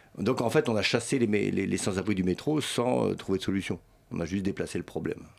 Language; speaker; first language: French; early bilingual, other home language; Swedish